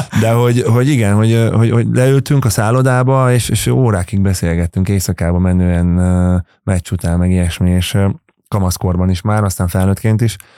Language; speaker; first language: Hungarian; native; Hungarian